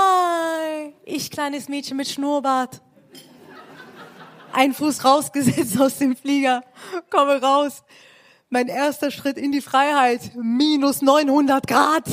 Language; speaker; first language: German; early bilingual, other home language; Persian